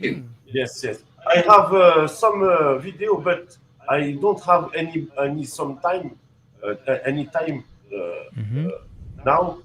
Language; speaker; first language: English; non-native, learner; French